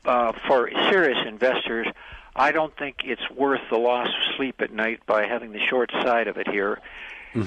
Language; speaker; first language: English; native; English